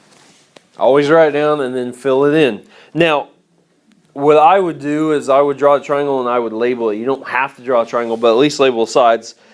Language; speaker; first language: English; native; English